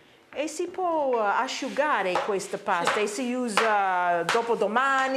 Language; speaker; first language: Italian; non-native, learner; English